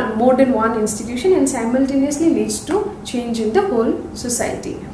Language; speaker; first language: English; non-native, local second language; Assamese